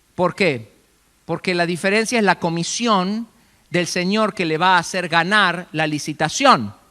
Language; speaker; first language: Spanish; native; Spanish